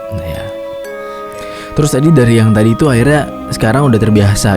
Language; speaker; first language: Indonesian; native; Indonesian